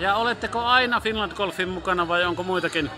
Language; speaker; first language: Finnish; native; Finnish